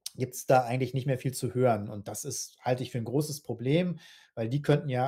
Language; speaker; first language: German; native; German